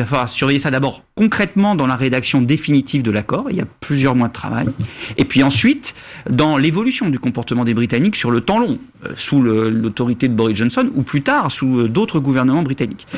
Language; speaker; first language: French; native; French